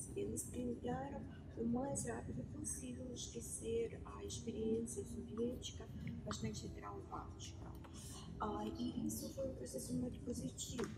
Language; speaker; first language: Portuguese; non-native, fluent; Russian